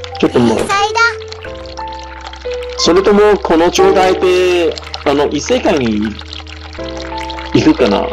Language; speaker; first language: Japanese; non-native, learner; Chinese